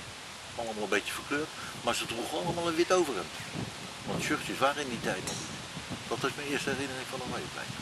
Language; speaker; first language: Dutch; native; Dutch